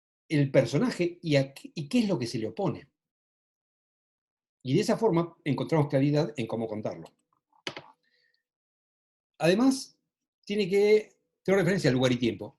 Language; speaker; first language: Spanish; native; Spanish